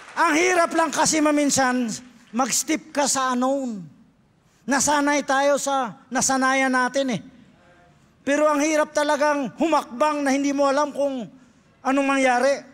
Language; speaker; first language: Filipino; non-native, local second language; Cebuano